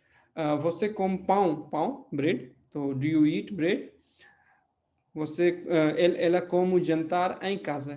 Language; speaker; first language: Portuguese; non-native, fluent; Hindi